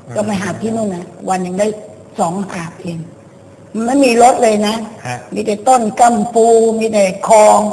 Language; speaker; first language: Thai; early bilingual, other home language; Chinese